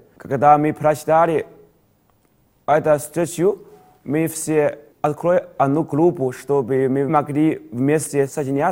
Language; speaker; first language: Russian; non-native, learner; Chinese